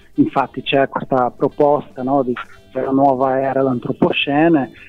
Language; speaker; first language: Italian; non-native, fluent; Portuguese